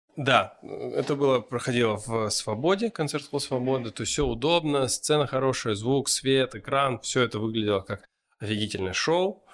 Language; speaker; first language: Russian; native; Russian